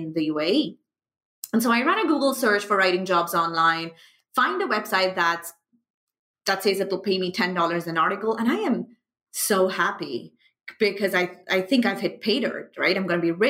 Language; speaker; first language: English; non-native, local second language; Urdu